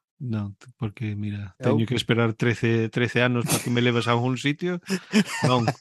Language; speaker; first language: Galician; early bilingual, heritage; Galician